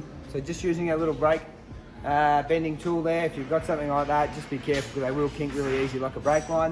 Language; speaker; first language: English; native; English